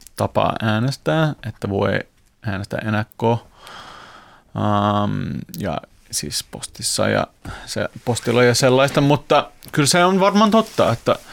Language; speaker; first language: Finnish; non-native, fluent; English